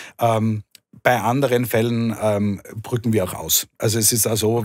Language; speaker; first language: German; native; German